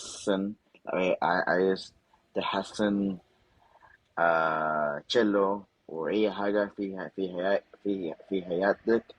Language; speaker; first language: Arabic; non-native, learner; Spanish